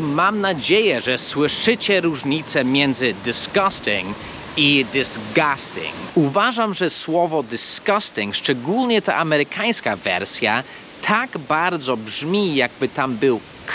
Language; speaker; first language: Polish; non-native, fluent; English